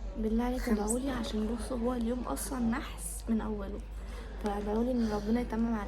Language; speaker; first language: Arabic; native; Arabic